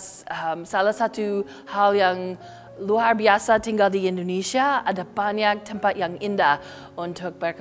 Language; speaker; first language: Indonesian; non-native, learner; English